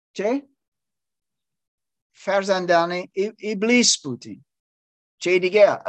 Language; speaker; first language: Persian; non-native, learner; English